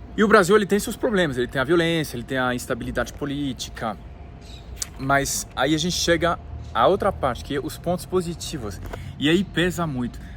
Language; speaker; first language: Portuguese; non-native, fluent; French